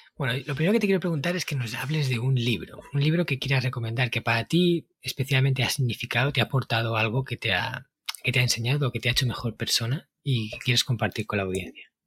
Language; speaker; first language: Spanish; native; Spanish